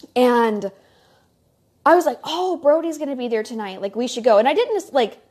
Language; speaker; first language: English; native; English